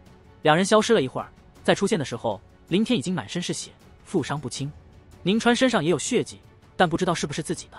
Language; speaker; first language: Chinese; native; Chinese